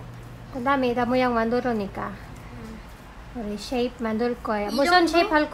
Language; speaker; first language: Korean; non-native, learner; Filipino